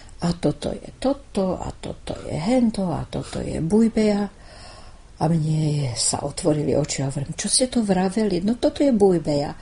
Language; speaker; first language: Slovak; non-native, local second language; Hungarian